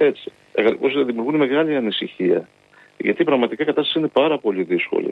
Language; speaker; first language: Greek; native; Greek